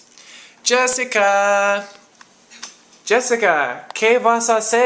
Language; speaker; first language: Spanish; non-native, fluent; English